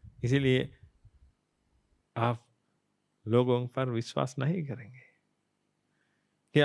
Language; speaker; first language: Hindi; non-native, fluent; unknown